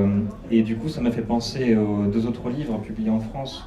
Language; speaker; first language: French; native; French